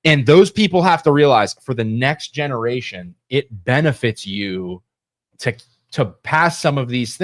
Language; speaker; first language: English; native; English